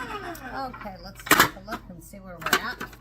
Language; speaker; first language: English; native; English